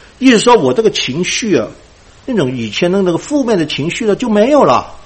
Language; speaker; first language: Chinese; non-native, local second language; Cantonese